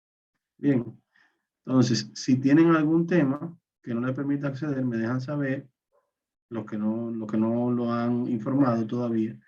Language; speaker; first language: Spanish; native; Spanish